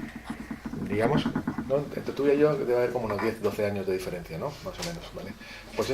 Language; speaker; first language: Spanish; native; Spanish